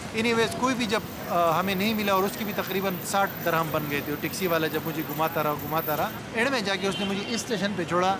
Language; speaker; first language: Urdu; native; Urdu